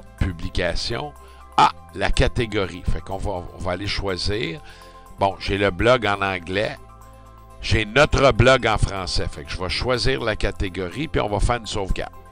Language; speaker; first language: French; native; French